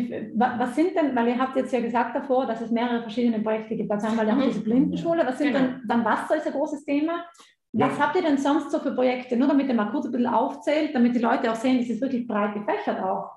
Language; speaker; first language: German; native; German